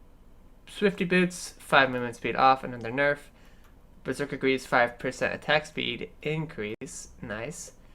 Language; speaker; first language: English; native; English